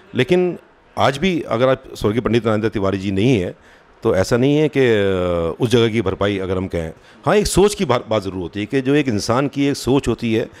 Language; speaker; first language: Hindi; native; Hindi